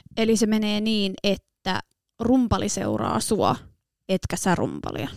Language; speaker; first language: Finnish; native; Finnish